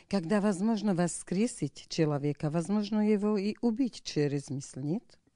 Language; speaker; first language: Russian; non-native, learner; Slovak